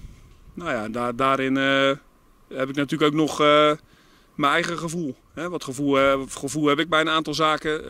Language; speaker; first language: Dutch; native; Dutch